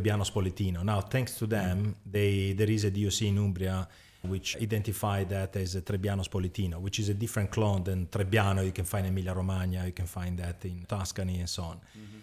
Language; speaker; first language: English; non-native, fluent; Italian